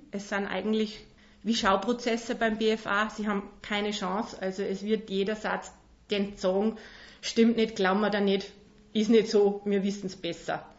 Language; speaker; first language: German; native; German